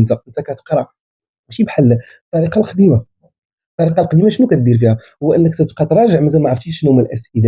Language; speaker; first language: Arabic; native; Arabic